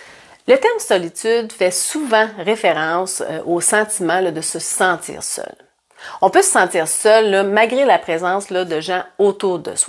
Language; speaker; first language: French; native; French